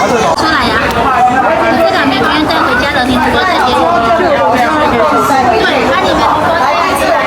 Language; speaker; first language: Chinese; native; Chinese